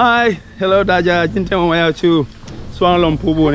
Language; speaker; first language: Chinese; non-native, learner; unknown